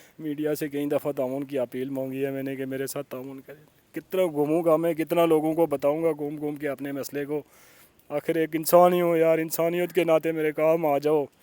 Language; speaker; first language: Urdu; non-native, local second language; Pahari-Potwari